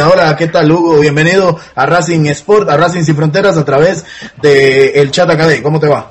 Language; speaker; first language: Spanish; native; Spanish